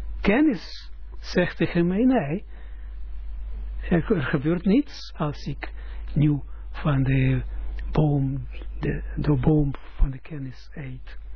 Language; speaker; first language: Dutch; non-native, fluent; Russian